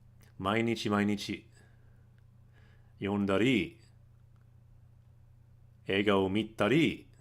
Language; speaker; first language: Japanese; non-native, learner; English